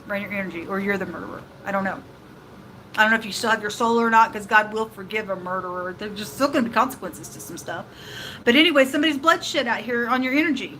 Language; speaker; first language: English; native; English